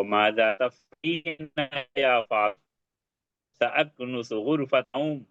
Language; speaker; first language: Arabic; non-native, fluent; Urdu